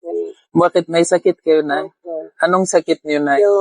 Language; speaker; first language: Filipino; non-native, learner; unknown